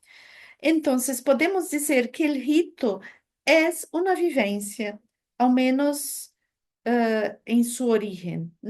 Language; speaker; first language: Spanish; non-native, fluent; Portuguese